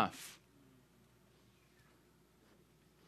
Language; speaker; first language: English; native; English